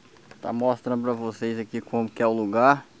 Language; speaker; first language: Portuguese; native; Portuguese